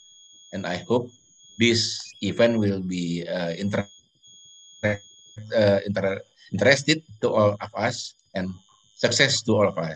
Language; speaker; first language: English; non-native, fluent; Indonesian